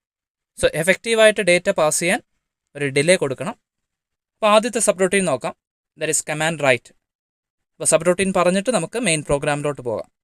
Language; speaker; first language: Malayalam; native; Malayalam